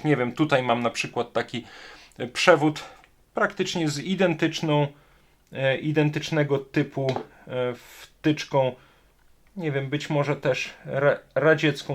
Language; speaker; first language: Polish; native; Polish